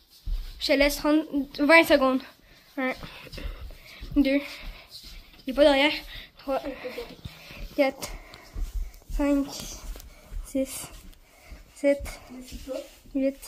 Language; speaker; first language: French; native; French